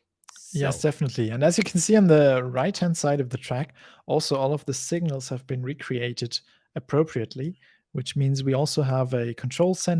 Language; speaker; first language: English; non-native, fluent; German